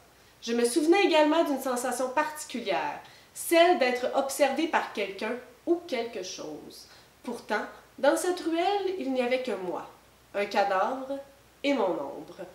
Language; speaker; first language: French; native; French